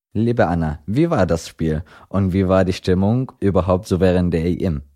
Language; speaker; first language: German; non-native, fluent; Arabic